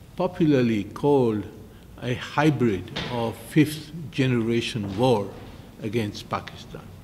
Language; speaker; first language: English; non-native, local second language; Urdu